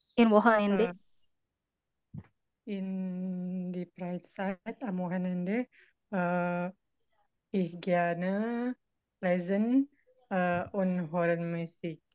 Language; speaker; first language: German; non-native, learner; Indonesian